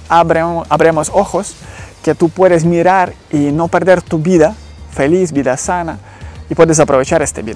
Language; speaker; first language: Spanish; non-native, learner; Ukrainian